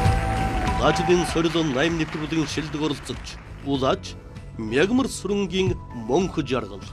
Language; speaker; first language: Mongolian; native; Mongolian